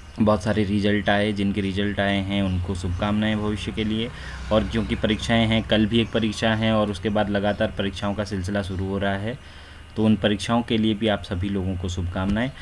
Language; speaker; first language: Hindi; native; Hindi